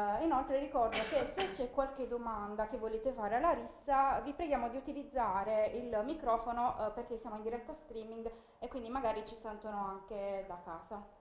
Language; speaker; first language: Italian; native; Italian